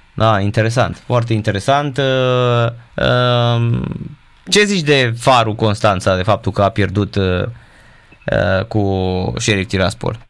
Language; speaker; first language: Romanian; native; Romanian